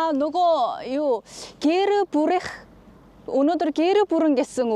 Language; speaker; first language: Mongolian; non-native, fluent; Korean